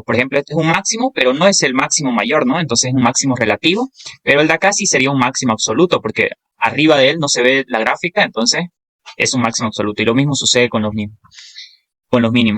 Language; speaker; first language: Spanish; native; Spanish